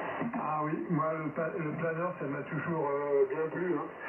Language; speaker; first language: French; native; French